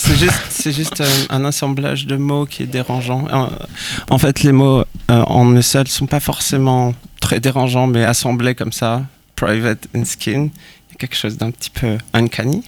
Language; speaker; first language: French; native; French